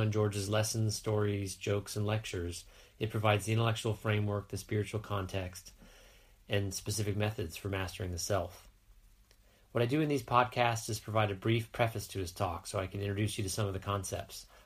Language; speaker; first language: English; native; English